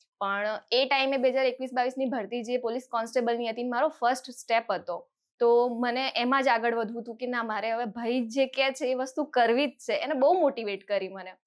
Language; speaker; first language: Gujarati; non-native, local second language; Rajasthani